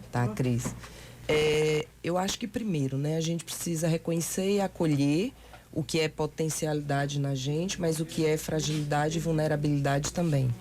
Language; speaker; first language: Portuguese; native; Portuguese